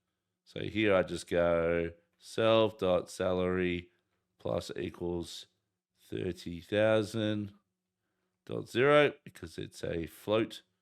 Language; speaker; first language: English; native; English